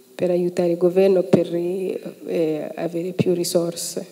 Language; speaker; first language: Italian; non-native, fluent; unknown